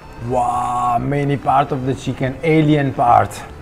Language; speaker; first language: English; non-native, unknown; Italian